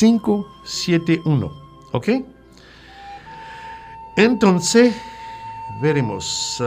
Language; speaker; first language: Spanish; non-native, fluent; French